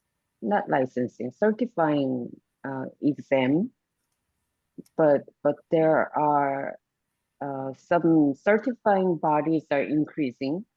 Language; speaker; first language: English; non-native, learner; Korean